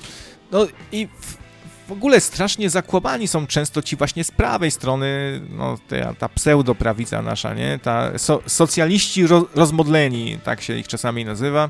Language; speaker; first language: Polish; native; Polish